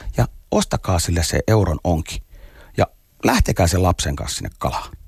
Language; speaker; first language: Finnish; native; Finnish